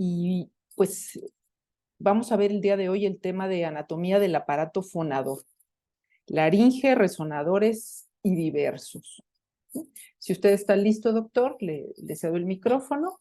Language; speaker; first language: Spanish; native; Spanish